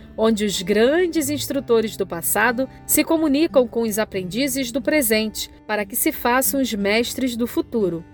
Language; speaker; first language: Portuguese; native; Portuguese